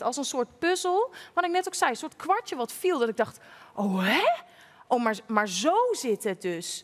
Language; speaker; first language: Dutch; native; Dutch